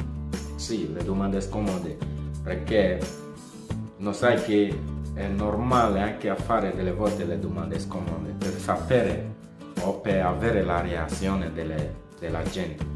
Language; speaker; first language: Italian; non-native, fluent; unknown